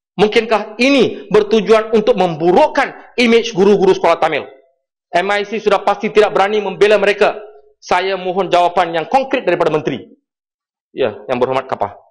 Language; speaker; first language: Malay; non-native, local second language; Tamil